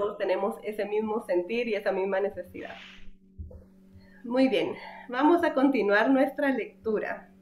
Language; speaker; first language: Spanish; native; Spanish